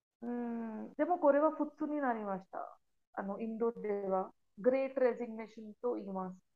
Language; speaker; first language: Japanese; non-native, learner; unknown